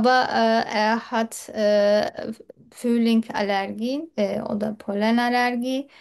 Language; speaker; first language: German; non-native, learner; Turkish